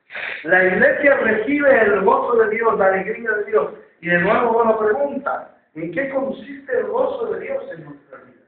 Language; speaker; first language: Spanish; native; Spanish